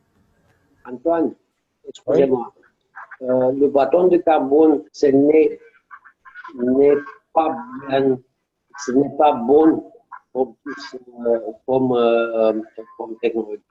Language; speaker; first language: French; non-native, learner; Romanian